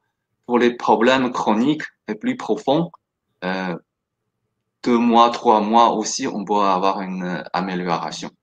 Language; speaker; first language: French; non-native, fluent; Chinese